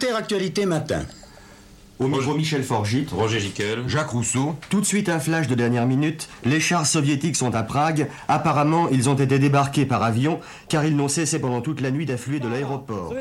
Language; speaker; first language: French; native; French